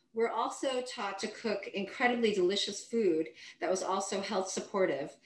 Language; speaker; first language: English; native; English